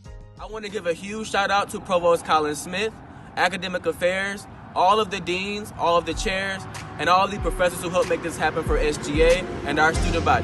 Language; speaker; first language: English; native; English